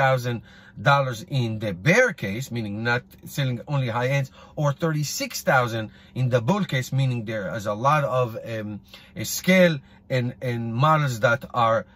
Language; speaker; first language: English; non-native, fluent; Hebrew